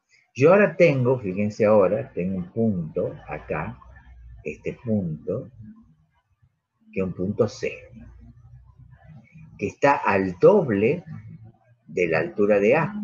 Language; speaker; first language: Spanish; native; Spanish